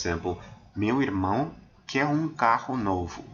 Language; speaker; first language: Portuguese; non-native, fluent; English